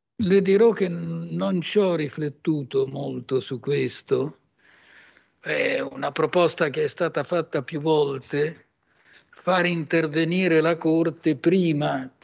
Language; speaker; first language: Italian; native; Italian